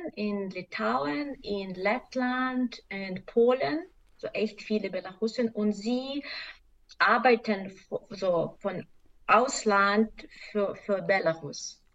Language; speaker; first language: German; non-native, fluent; Russian